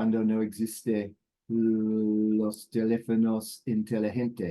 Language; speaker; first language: Spanish; non-native, learner; English